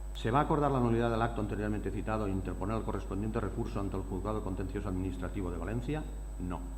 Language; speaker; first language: Spanish; non-native, local second language; Catalan